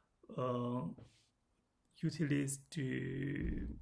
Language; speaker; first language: French; non-native, learner; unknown